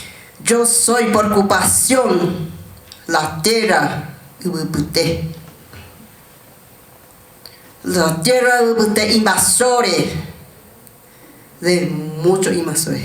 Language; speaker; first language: Spanish; non-native, learner; Guarani